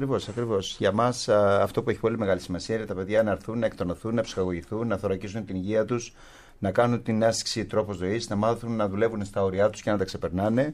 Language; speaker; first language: Greek; native; Greek